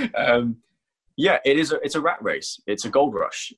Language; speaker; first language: English; native; English